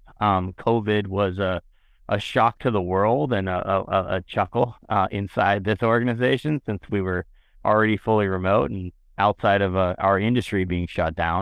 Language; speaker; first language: English; native; English